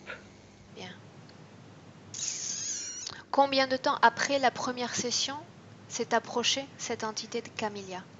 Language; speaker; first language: French; native; French